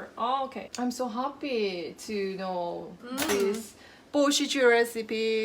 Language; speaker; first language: English; non-native, learner; Japanese